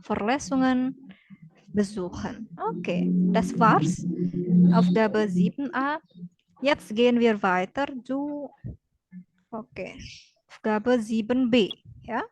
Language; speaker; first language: German; non-native, fluent; Indonesian